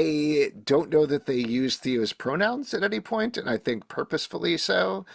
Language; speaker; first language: English; native; English